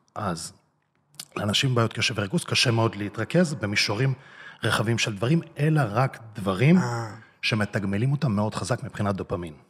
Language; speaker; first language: Hebrew; early bilingual, other home language; Russian